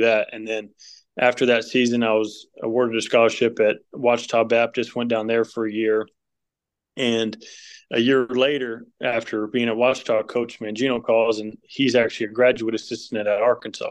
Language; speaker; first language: English; native; English